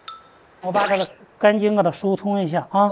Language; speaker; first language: Chinese; native; Chinese